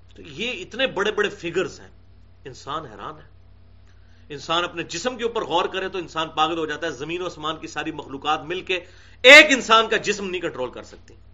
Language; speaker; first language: Urdu; non-native, local second language; Punjabi